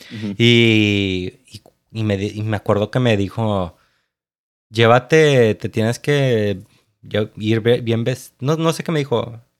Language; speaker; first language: Spanish; native; Spanish